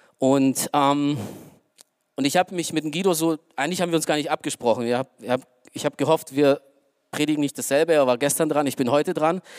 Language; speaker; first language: German; early bilingual, other home language; Romanian